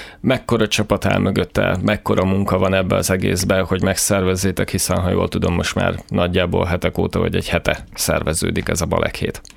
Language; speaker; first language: Hungarian; native; Hungarian